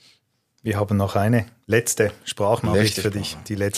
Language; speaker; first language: German; native; German